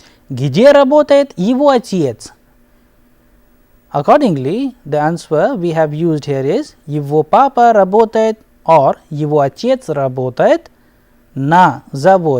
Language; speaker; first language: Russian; non-native, fluent; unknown